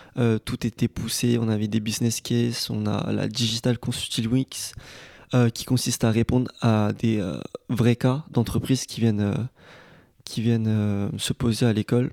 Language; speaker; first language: French; native; French